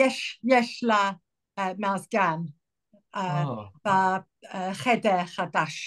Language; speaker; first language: Hebrew; non-native, learner; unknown